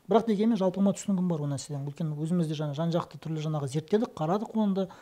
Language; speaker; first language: Kazakh; non-native, local second language; Russian